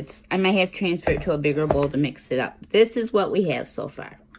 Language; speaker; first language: English; native; English